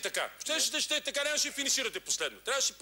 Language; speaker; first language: Bulgarian; native; Bulgarian